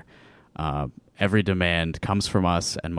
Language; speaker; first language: English; native; English